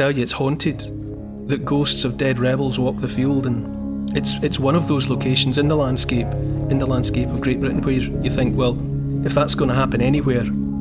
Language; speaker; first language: English; native; English